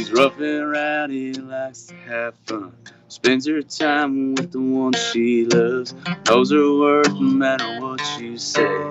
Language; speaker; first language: English; native; English